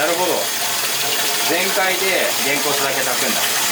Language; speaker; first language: Japanese; native; Japanese